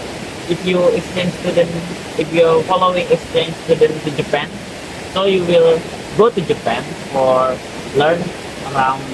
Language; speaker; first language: English; non-native, learner; Indonesian